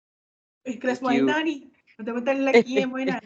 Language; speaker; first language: Malay; native; Malay